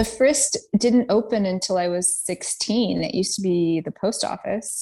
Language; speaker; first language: English; early bilingual, other home language; Persian